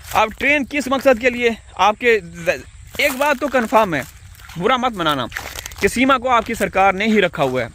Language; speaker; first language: Urdu; native; Urdu